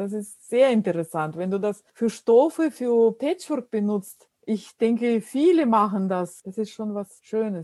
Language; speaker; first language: German; non-native, fluent; Russian